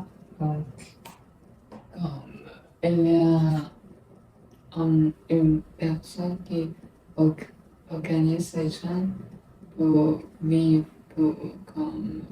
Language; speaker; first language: French; non-native, learner; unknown